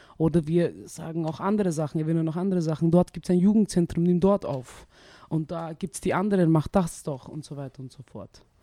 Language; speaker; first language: German; early bilingual, other home language; Turkish